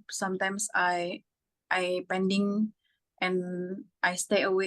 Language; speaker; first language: English; non-native, fluent; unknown